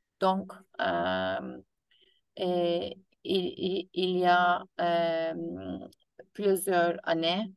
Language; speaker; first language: French; non-native, learner; Turkish